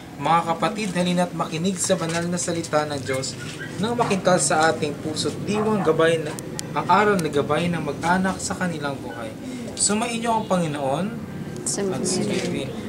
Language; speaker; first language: Filipino; non-native, local second language; Hiligaynon